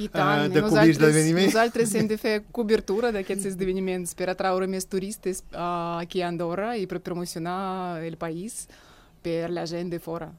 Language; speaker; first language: Catalan; non-native, fluent; Russian